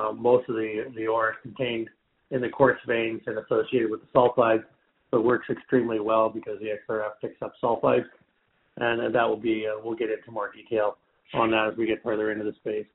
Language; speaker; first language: English; native; English